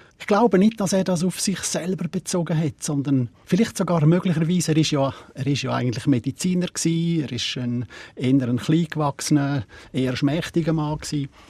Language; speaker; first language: German; native; German